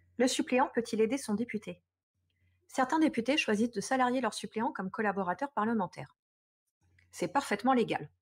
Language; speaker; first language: French; native; French